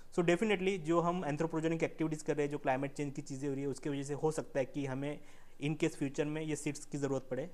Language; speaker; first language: Hindi; non-native, local second language; Marathi